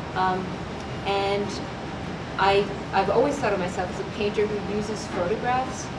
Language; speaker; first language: English; native; English